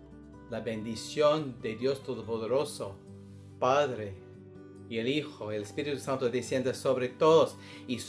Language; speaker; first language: Spanish; non-native, learner; English